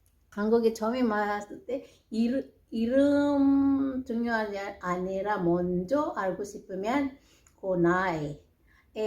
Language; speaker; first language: Korean; non-native, learner; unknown